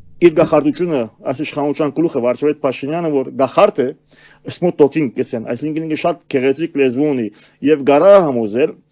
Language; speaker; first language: Armenian; early bilingual, heritage; Armenian